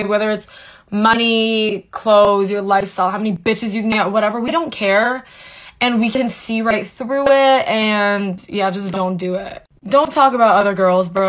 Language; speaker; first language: English; native; English